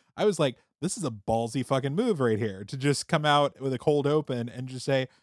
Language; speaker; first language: English; native; English